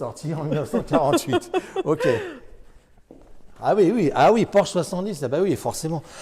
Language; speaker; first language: French; native; French